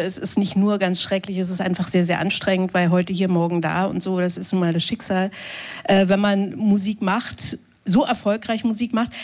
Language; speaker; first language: German; native; German